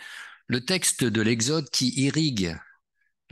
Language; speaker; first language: French; native; French